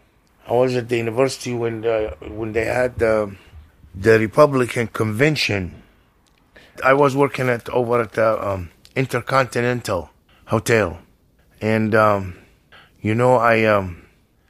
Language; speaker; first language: English; non-native, fluent; Arabic